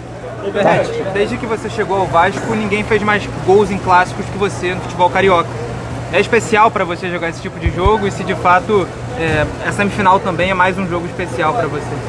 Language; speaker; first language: Portuguese; non-native, learner; Spanish